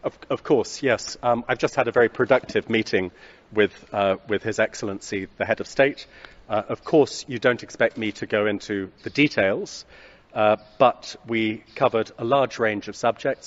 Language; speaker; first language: English; native; English